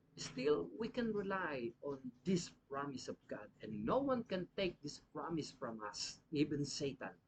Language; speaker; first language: English; non-native, local second language; Filipino